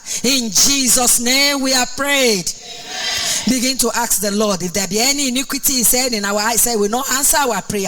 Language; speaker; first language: English; non-native, local second language; Yoruba